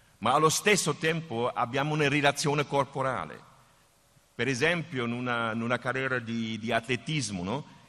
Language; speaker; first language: Italian; non-native, fluent; German